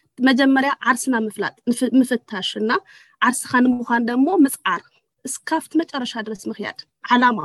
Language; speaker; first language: Tigrinya; native; Tigrinya